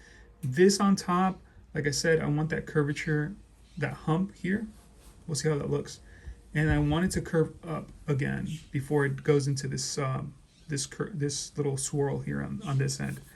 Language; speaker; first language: English; native; English